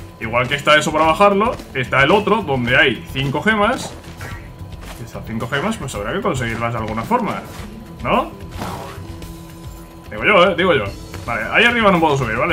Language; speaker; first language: Spanish; native; Spanish